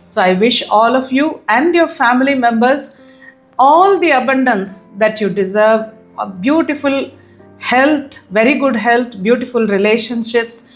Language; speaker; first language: English; non-native, local second language; Tamil